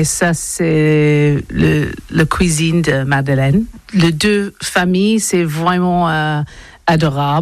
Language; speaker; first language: French; non-native, learner; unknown